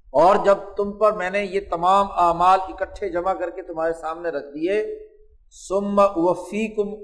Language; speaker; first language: Urdu; non-native, local second language; Punjabi